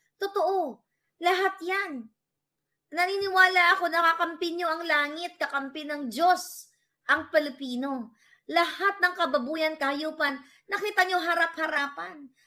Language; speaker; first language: Filipino; non-native, local second language; Cebuano